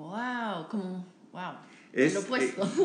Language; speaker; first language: Spanish; non-native, fluent; English